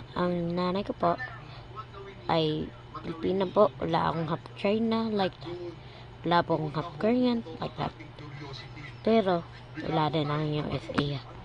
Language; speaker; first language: Filipino; non-native, local second language; Cebuano